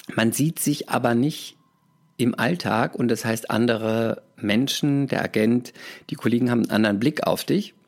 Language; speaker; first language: German; native; German